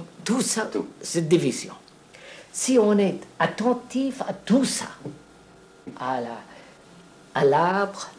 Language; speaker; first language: French; non-native, fluent; Telugu